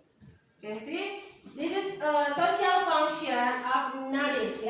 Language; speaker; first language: English; non-native, learner; Indonesian